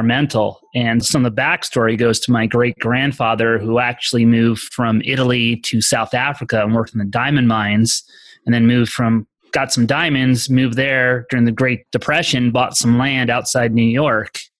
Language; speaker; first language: English; native; English